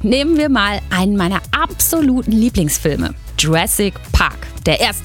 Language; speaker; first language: German; native; German